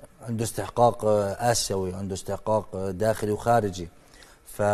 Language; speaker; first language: Arabic; native; Arabic